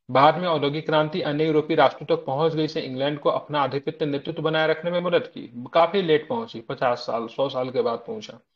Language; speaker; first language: Hindi; native; Hindi